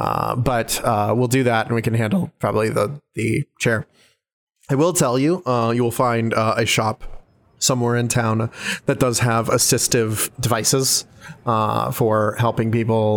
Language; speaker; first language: English; native; English